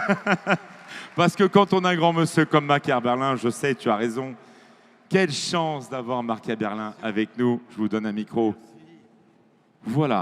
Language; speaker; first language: French; native; French